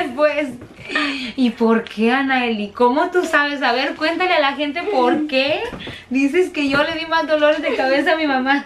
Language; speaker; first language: Spanish; native; Spanish